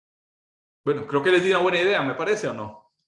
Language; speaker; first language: Spanish; native; Spanish